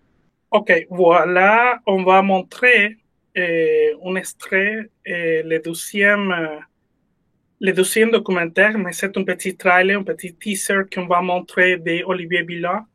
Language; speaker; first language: French; non-native, fluent; Spanish